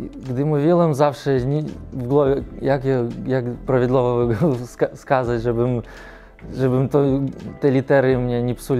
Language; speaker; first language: Polish; non-native, learner; Russian